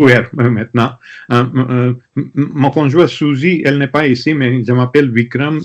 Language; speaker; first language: French; non-native, learner; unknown